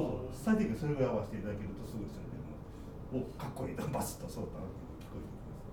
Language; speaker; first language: Japanese; native; Japanese